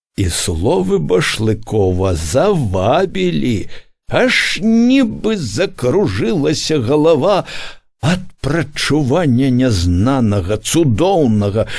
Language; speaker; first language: Belarusian; native; Belarusian